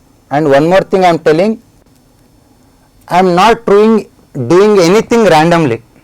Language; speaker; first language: English; non-native, local second language; Telugu